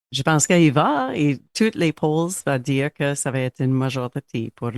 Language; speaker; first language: French; non-native, local second language; English